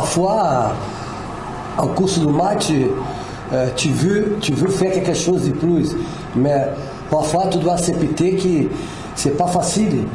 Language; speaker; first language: French; non-native, fluent; Portuguese